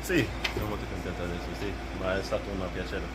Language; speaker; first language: Italian; non-native, fluent; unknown